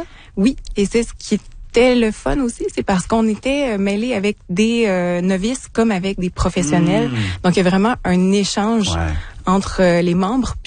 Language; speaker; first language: French; native; French